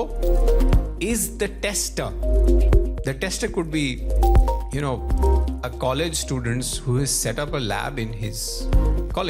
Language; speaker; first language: English; non-native, local second language; Punjabi